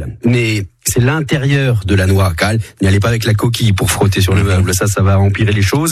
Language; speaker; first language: French; native; French